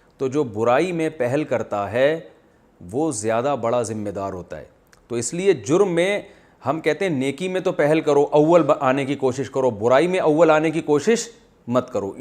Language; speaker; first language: Urdu; non-native, local second language; Pashto